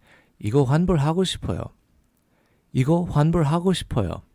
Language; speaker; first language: Korean; non-native, fluent; English